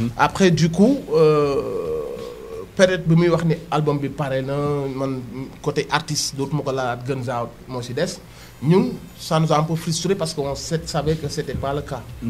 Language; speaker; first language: French; non-native, local second language; Wolof